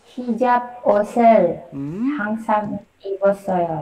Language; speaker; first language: Korean; non-native, learner; Indonesian